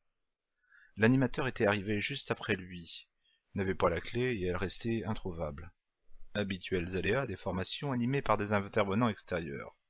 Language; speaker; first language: French; native; French